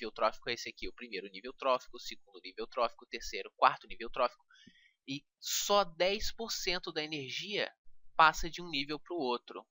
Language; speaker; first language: Portuguese; native; Portuguese